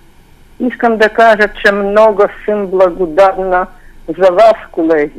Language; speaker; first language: Bulgarian; non-native, fluent; Ukrainian